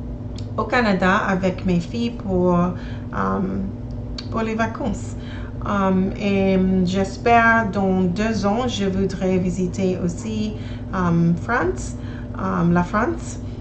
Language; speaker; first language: French; non-native, learner; English